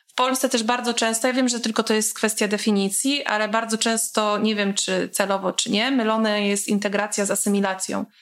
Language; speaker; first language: Polish; native; Polish